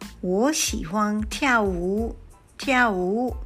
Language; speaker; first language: Chinese; non-native, fluent; English